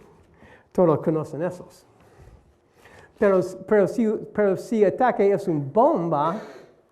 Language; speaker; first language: Spanish; non-native, learner; English